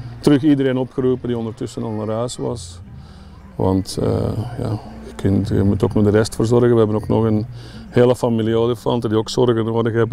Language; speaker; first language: Dutch; native; Dutch